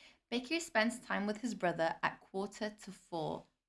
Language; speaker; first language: English; non-native, fluent; Turkish